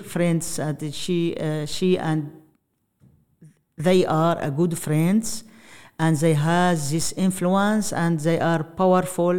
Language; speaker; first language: English; non-native, learner; Arabic